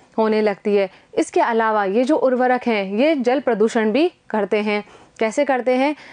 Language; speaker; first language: Hindi; native; Hindi